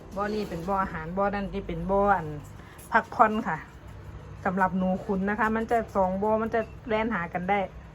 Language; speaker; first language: Thai; native; Thai